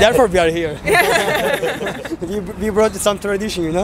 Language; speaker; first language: English; non-native, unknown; Turkish